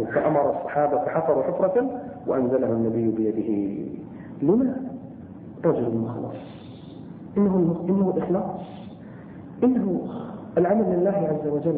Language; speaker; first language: Arabic; native; Arabic